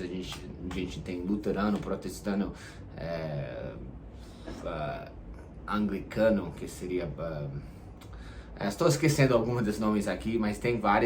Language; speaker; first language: Portuguese; non-native, fluent; English